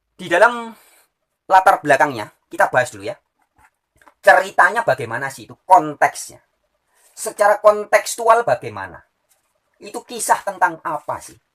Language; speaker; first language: Indonesian; native; Indonesian